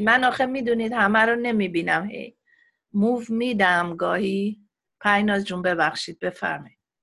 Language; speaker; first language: Persian; native; Persian